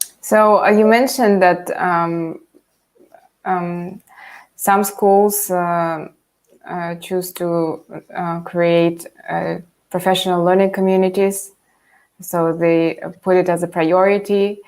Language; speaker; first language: English; non-native, fluent; Russian